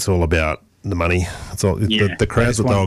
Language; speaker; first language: English; native; English